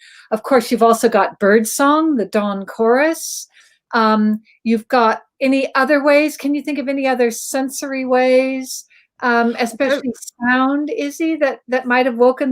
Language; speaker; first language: English; native; English